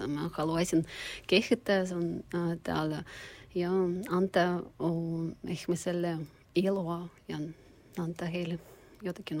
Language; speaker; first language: Finnish; non-native, learner; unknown